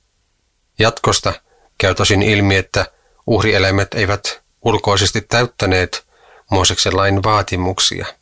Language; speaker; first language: Finnish; native; Finnish